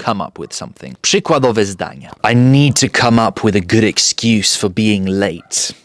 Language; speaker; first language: English; early bilingual, other home language; Polish